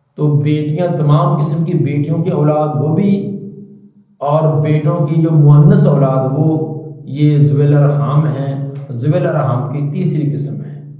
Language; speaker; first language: Urdu; non-native, local second language; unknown